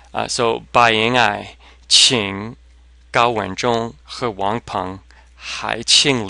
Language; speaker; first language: Chinese; non-native, fluent; English